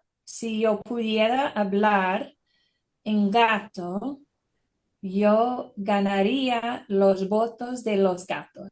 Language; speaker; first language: Spanish; non-native, learner; English